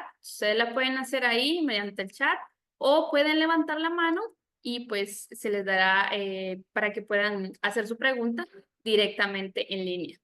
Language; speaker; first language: Spanish; native; Spanish